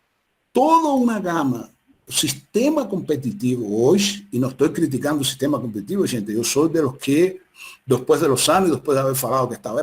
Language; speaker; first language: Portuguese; non-native, fluent; Spanish